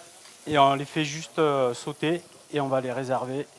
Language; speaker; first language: French; native; French